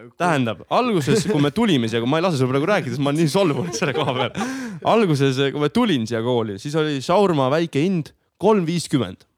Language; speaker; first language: Estonian; native; Estonian